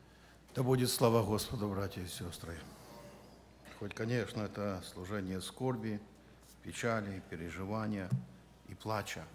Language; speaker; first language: Russian; non-native, local second language; Ukrainian